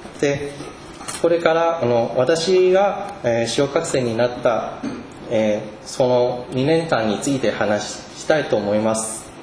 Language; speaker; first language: Japanese; non-native, fluent; Chinese